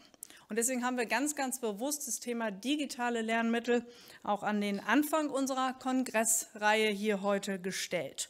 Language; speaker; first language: German; native; German